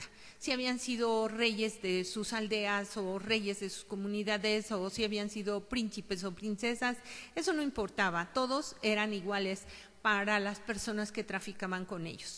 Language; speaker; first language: Spanish; native; Spanish